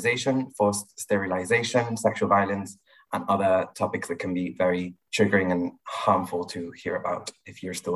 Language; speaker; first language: English; non-native, fluent; Spanish